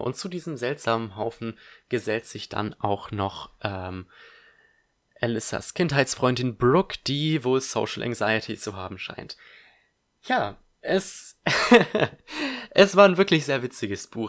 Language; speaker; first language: German; native; German